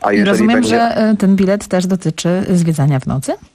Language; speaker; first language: Polish; native; Polish